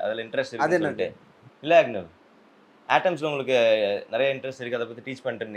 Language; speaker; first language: Tamil; native; Tamil